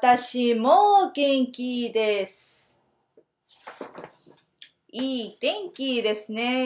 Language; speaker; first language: Japanese; non-native, learner; English